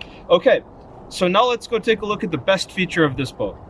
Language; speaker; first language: English; native; English